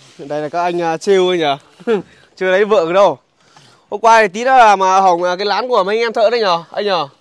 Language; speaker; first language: Vietnamese; native; Vietnamese